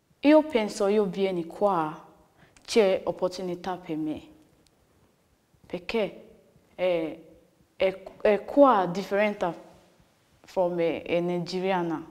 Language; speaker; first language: Italian; non-native, learner; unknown